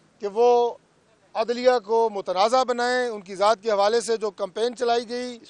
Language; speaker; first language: Urdu; non-native, local second language; Punjabi